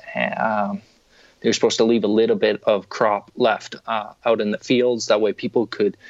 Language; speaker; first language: English; native; English